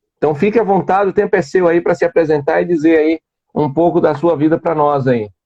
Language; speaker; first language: Portuguese; native; Portuguese